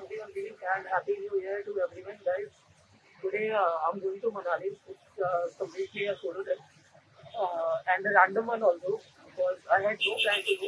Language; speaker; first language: English; non-native, local second language; Hindi